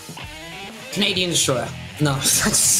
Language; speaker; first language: English; native; English